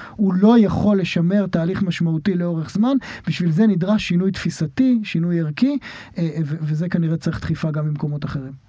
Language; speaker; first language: Hebrew; native; Hebrew